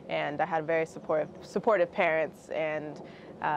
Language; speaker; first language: English; early bilingual, other home language; Russian